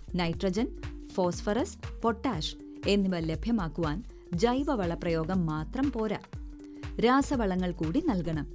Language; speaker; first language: Malayalam; native; Malayalam